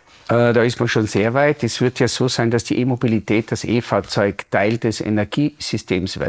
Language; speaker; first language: German; native; German